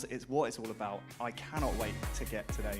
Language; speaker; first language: English; native; English